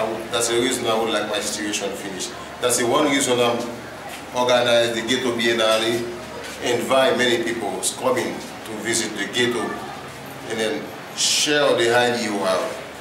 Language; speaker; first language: English; non-native, learner; Haitian Creole